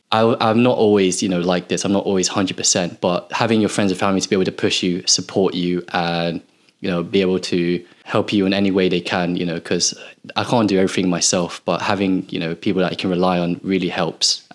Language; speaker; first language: English; native; English